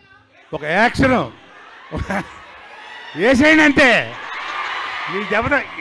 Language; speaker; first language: Telugu; native; Telugu